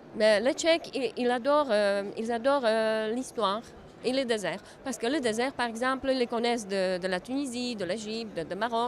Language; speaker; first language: French; non-native, fluent; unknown